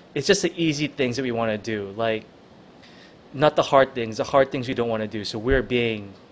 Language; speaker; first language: English; non-native, local second language; Filipino